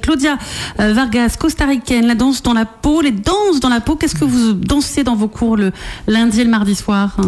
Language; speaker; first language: French; native; French